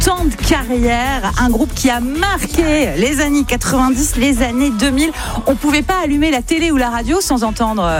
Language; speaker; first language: French; native; French